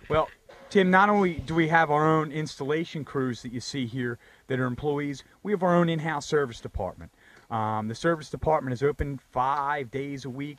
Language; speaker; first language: English; native; English